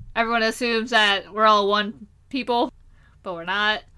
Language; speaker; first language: English; early bilingual, other home language; Hindi